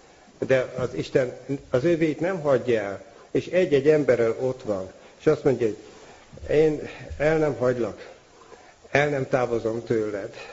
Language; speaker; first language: Hungarian; native; Hungarian